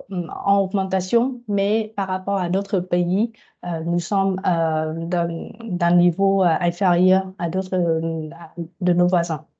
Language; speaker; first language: French; non-native, fluent; Vietnamese